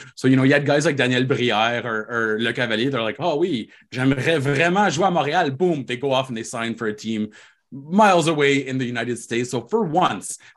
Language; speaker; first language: English; native; English